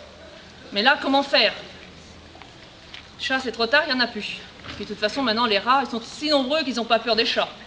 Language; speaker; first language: French; native; French